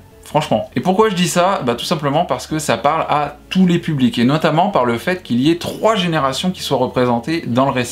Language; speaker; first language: French; native; French